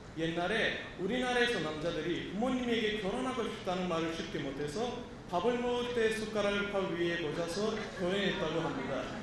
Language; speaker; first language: Korean; non-native, fluent; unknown